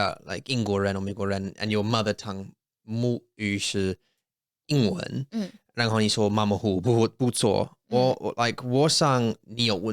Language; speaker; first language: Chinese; non-native, learner; English